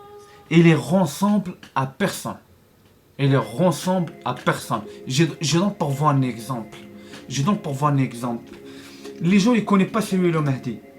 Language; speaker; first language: French; non-native, learner; Arabic